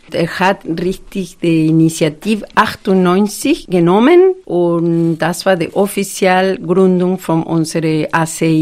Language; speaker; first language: German; non-native, fluent; Spanish